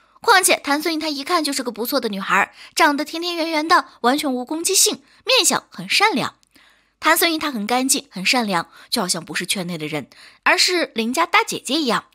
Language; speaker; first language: Chinese; native; Chinese